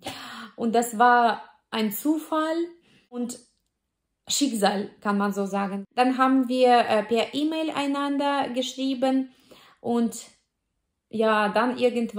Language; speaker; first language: German; non-native, fluent; Russian